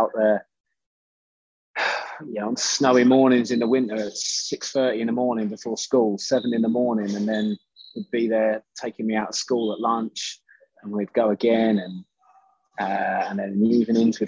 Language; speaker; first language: English; native; English